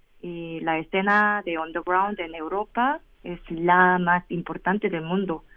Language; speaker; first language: Spanish; non-native, learner; Korean